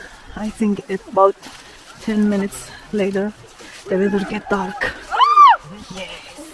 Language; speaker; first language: English; non-native, learner; Kurdish